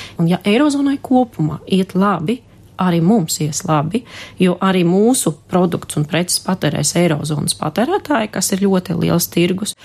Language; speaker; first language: Latvian; non-native, local second language; Russian